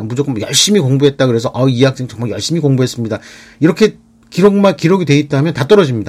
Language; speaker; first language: Korean; native; Korean